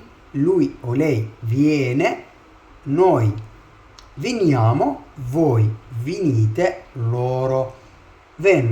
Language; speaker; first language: Italian; non-native, fluent; Arabic